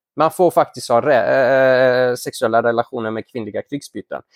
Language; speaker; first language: Swedish; non-native, fluent; Persian